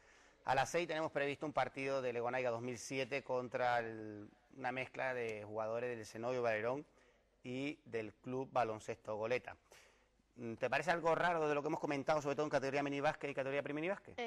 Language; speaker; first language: Spanish; native; Spanish